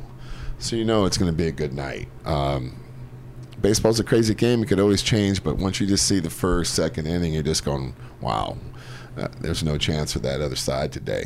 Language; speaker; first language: English; native; English